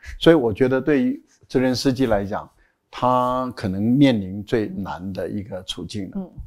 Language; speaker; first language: Chinese; native; Chinese